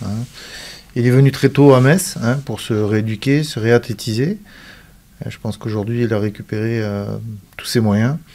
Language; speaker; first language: French; native; French